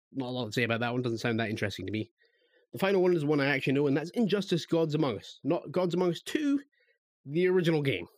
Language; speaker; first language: English; native; English